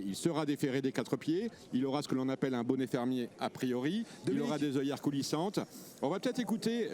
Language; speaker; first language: French; native; French